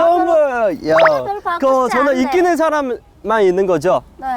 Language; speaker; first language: Korean; non-native, fluent; Chinese